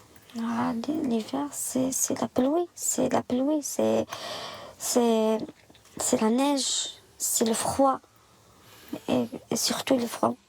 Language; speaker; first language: French; non-native, learner; Arabic